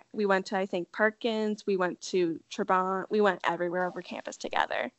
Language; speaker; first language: English; native; English